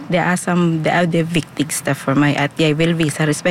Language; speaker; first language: Norwegian; non-native, fluent; Filipino